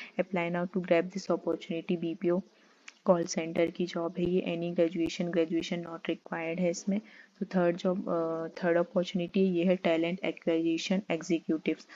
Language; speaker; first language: Hindi; native; Hindi